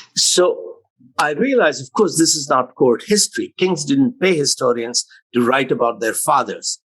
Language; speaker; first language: English; non-native, local second language; Hindi